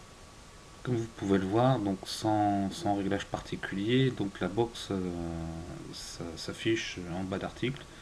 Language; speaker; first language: French; native; French